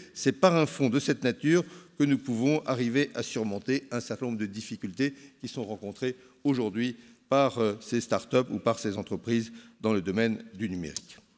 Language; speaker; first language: French; native; French